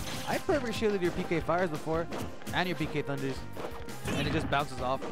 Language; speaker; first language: English; native; English